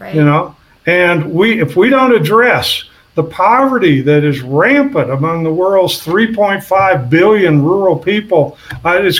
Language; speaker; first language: English; native; English